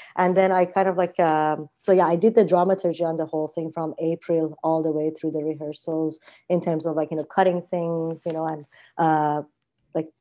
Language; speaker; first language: English; non-native, fluent; Persian